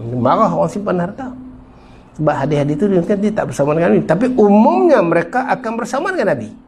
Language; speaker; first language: Malay; native; Malay